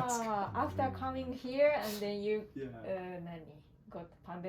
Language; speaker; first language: English; non-native, learner; Japanese